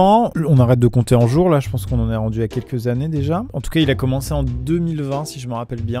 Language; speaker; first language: French; native; French